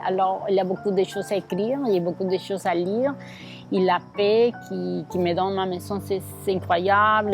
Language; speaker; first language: French; non-native, fluent; Spanish